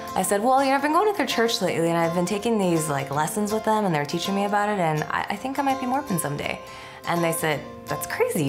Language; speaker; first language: English; native; English